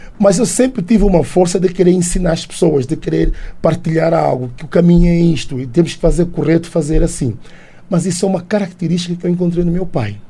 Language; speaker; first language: Portuguese; native; Portuguese